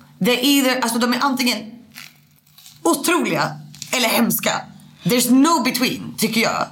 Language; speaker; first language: Swedish; native; Swedish